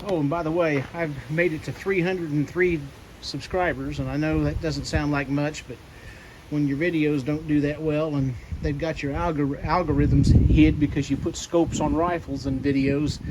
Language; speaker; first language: English; native; English